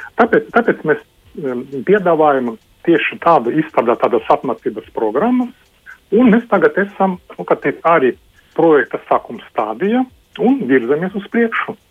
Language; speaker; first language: Latvian; non-native, local second language; Russian